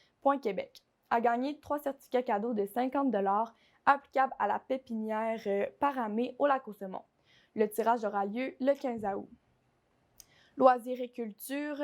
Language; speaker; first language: French; native; French